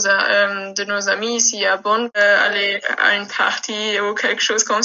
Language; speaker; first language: French; non-native, local second language; Luxembourgish